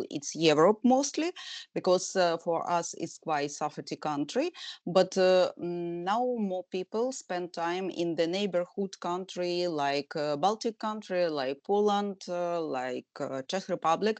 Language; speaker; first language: English; non-native, learner; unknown